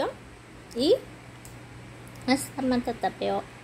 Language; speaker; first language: Japanese; non-native, learner; Vietnamese